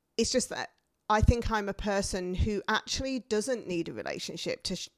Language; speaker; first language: English; native; English